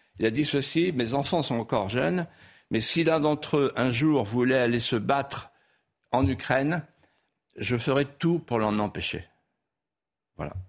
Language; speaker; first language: French; non-native, local second language; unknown